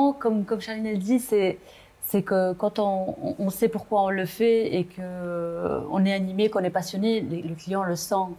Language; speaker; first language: French; non-native, local second language; Arabic